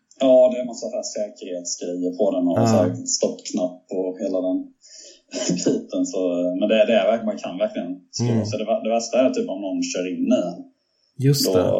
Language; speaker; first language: Swedish; native; Swedish